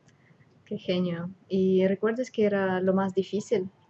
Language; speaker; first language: Spanish; non-native, fluent; Russian